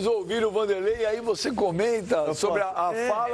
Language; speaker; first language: Portuguese; native; Portuguese